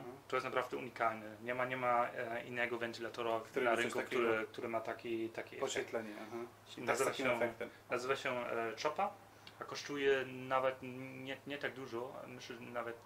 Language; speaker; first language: Polish; early bilingual, heritage; Polish